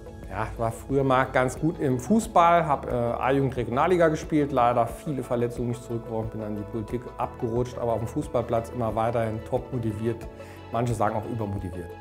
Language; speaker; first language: German; native; German